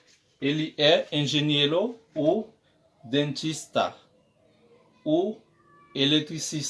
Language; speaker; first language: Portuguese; non-native, learner; Haitian Creole